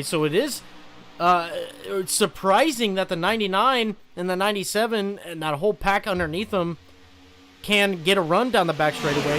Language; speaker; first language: English; native; English